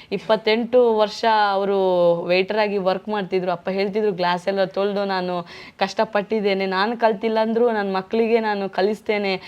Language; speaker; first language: Kannada; non-native, local second language; Tulu